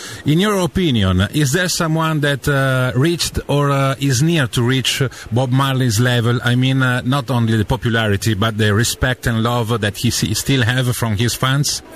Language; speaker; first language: English; non-native, fluent; Italian